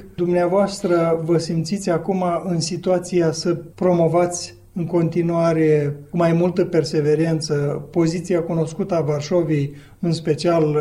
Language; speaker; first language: Romanian; native; Romanian